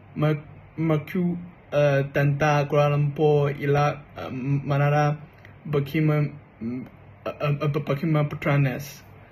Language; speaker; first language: Malay; non-native, learner; Chinese